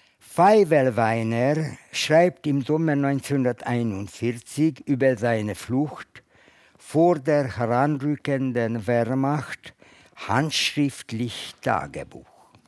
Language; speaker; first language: German; non-native, fluent; Hungarian